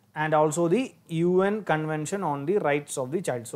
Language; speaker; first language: English; non-native, local second language; Tamil